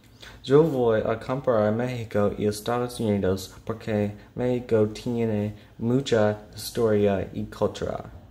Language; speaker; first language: Spanish; non-native, learner; English